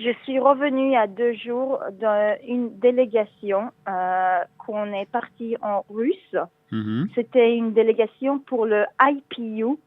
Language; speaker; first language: French; non-native, learner; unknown